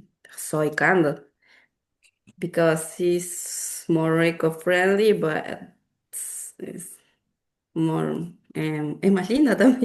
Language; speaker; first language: English; non-native, learner; Spanish